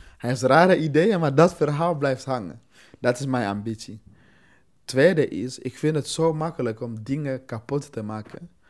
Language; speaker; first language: Dutch; non-native, fluent; Swahili